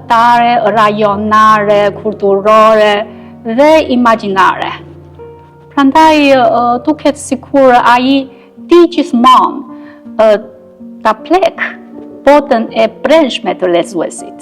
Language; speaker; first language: Albanian; non-native, fluent; Chinese